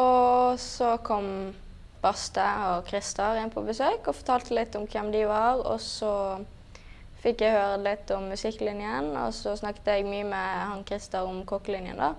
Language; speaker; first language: Norwegian; native; Norwegian